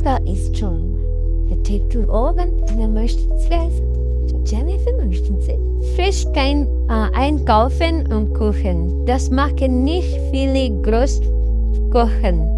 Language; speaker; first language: German; non-native, learner; Filipino